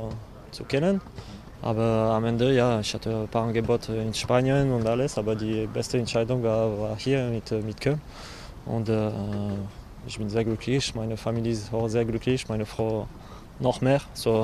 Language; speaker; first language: German; non-native, learner; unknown